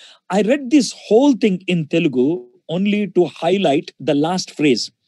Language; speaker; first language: English; non-native, local second language; Telugu